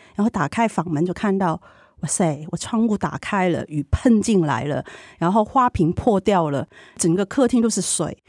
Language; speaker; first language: Chinese; non-native, fluent; Cantonese